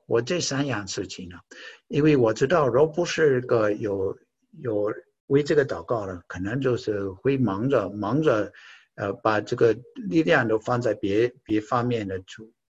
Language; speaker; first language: Chinese; non-native, fluent; English